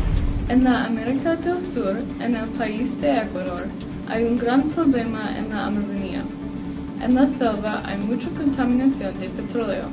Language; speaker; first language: Spanish; non-native, learner; English